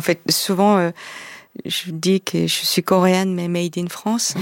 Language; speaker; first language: French; non-native, fluent; Korean